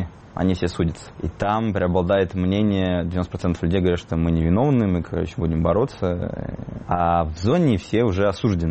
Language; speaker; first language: Russian; native; Russian